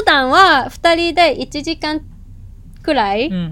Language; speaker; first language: Japanese; non-native, fluent; Cantonese